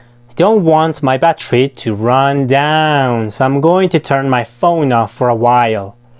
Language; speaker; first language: English; non-native, fluent; Spanish